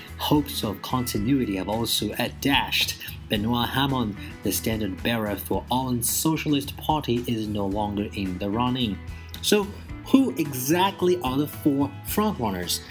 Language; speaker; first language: English; non-native, fluent; Chinese